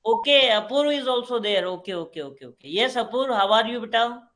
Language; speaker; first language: English; non-native, local second language; Hindi